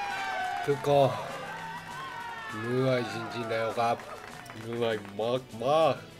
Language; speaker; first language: Thai; non-native, learner; Japanese